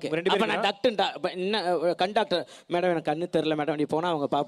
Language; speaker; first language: Tamil; native; Tamil